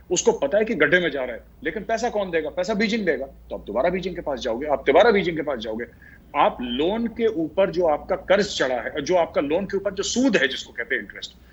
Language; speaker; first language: Hindi; native; Hindi